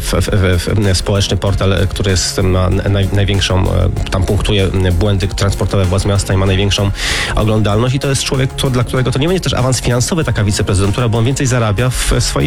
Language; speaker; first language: Polish; native; Polish